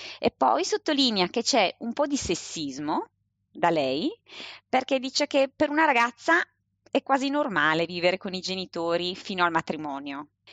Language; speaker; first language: Italian; native; Italian